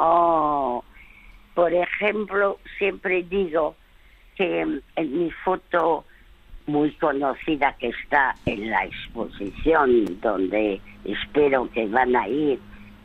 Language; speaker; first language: Spanish; early bilingual, other home language; French